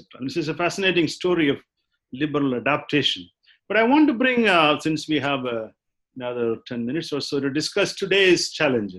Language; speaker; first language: English; non-native, local second language; Malayalam